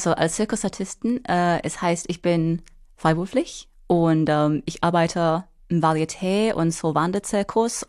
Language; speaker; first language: German; non-native, fluent; English